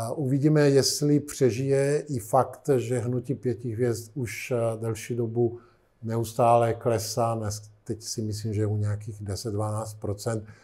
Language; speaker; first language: Czech; non-native, fluent; Italian